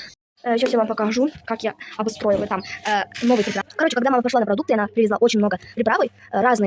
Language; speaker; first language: Russian; non-native, local second language; Kazakh